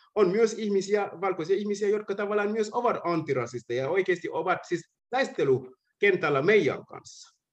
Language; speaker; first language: Finnish; non-native, fluent; Wolof